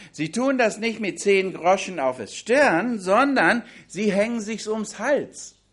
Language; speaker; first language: German; non-native, fluent; English